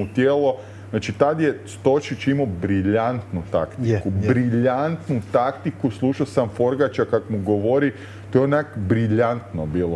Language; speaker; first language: Croatian; native; Croatian